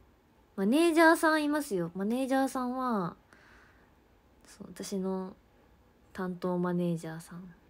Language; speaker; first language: Japanese; native; Japanese